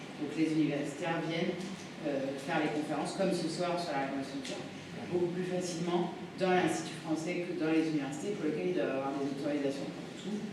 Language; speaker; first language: French; native; French